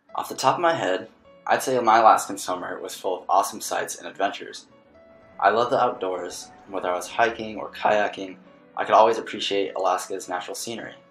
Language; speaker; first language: English; native; English